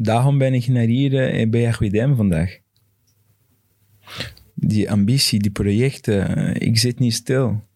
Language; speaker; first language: Dutch; non-native, fluent; Portuguese